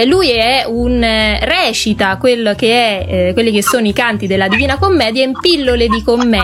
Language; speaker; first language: Italian; native; Italian